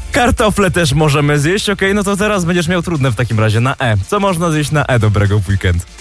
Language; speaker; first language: Polish; native; Polish